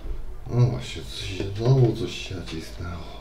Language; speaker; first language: Polish; native; Polish